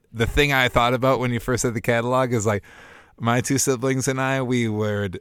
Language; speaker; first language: English; native; English